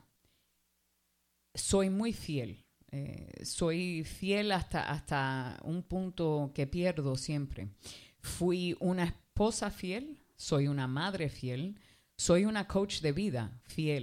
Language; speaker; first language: English; early bilingual, other home language; Spanish